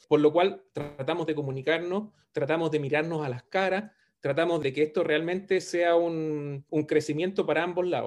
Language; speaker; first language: Spanish; native; Spanish